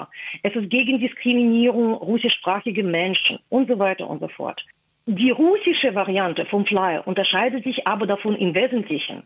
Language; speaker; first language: German; non-native, fluent; Russian